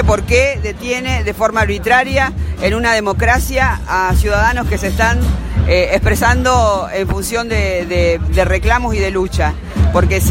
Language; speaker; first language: Spanish; native; Spanish